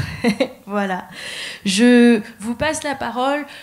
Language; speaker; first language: French; native; French